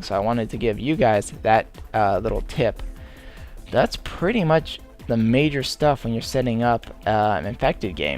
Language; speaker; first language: English; native; English